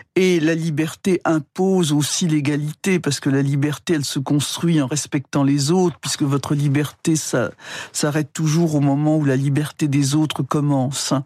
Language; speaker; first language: French; native; French